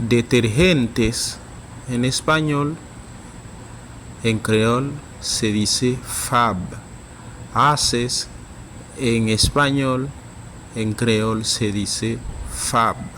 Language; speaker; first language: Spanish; non-native, fluent; Haitian Creole